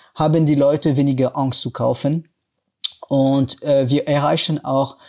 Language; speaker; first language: German; non-native, fluent; French